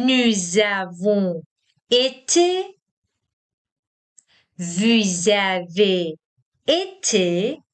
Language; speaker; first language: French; non-native, fluent; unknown